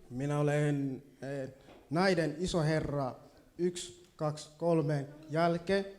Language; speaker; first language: Finnish; early bilingual, other home language; Swahili